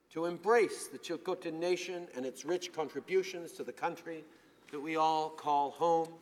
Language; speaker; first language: English; early bilingual, other home language; French